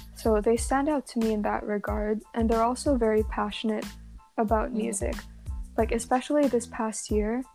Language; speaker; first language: English; non-native, local second language; Cantonese